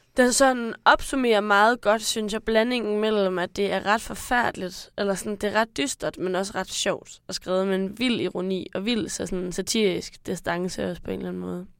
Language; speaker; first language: Danish; native; Danish